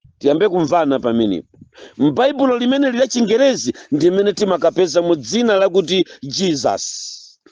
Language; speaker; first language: Nyanja; non-native, local second language; Yao